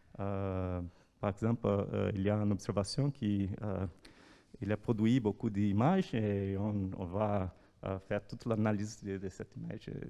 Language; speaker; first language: French; non-native, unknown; Portuguese